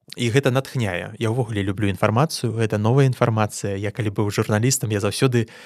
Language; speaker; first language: Belarusian; non-native, local second language; Russian